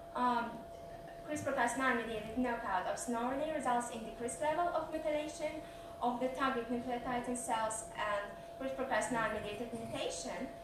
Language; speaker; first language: English; non-native, fluent; Russian